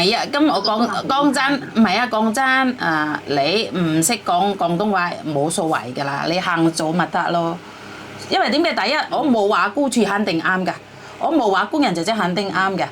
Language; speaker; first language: Cantonese; non-native, fluent; Indonesian